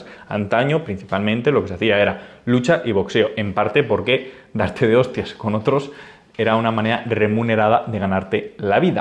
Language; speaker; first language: Spanish; native; Spanish